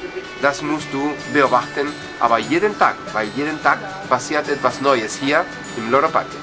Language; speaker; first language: German; non-native, learner; Spanish